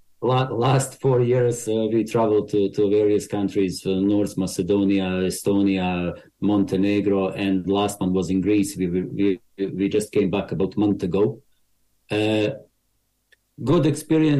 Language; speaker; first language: English; non-native, fluent; Bosnian